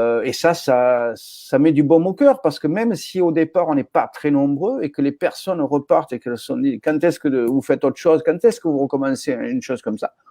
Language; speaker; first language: French; native; French